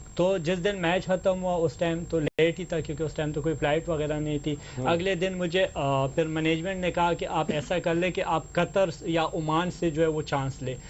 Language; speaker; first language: Hindi; non-native, local second language; Pashto